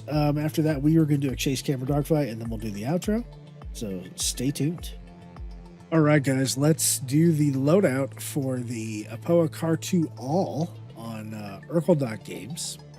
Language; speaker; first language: English; native; English